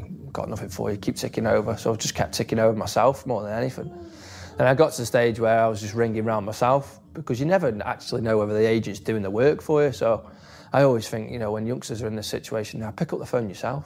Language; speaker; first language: English; native; English